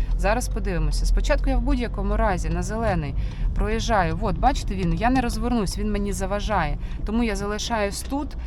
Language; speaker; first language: Ukrainian; non-native, local second language; Russian